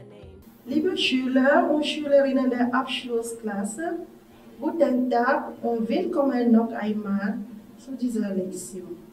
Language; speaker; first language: German; non-native, fluent; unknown